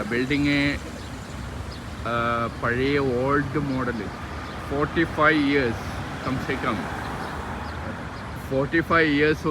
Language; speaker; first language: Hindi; non-native, local second language; Malayalam